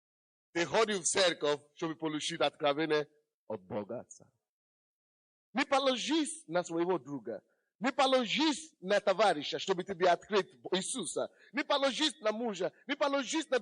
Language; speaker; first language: Russian; non-native, fluent; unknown